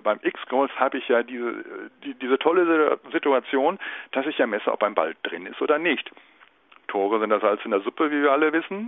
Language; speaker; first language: German; native; German